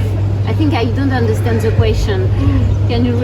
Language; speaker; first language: English; non-native, learner; French